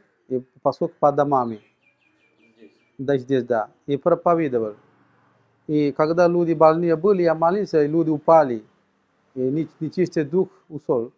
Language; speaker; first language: Russian; non-native, learner; Sinhala